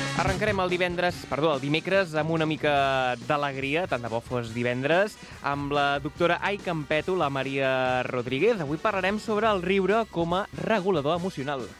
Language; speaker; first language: Catalan; native; Catalan